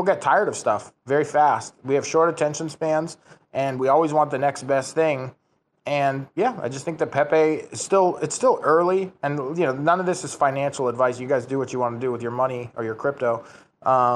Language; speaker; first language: English; native; English